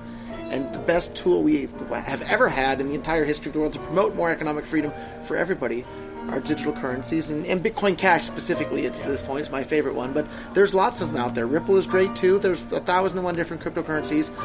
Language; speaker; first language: English; native; English